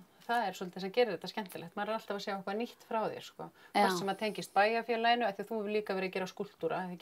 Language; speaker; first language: Icelandic; native; Icelandic